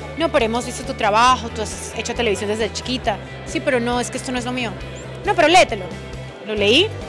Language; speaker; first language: Spanish; native; Spanish